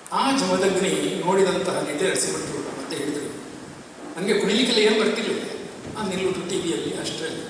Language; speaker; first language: Kannada; non-native, local second language; Tulu